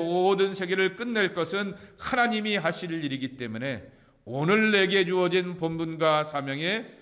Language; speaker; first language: Korean; native; Korean